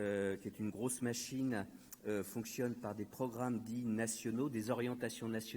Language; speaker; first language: French; native; French